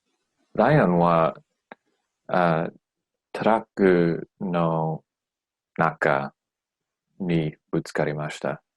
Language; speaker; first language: Japanese; non-native, learner; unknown